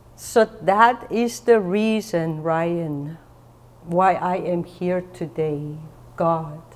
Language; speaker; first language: English; non-native, fluent; German